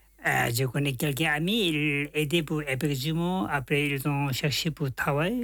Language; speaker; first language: French; non-native, learner; Tibetan